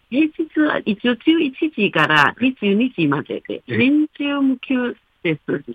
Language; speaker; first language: Japanese; non-native, fluent; Chinese